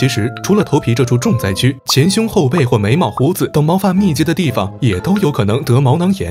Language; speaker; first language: Chinese; native; Chinese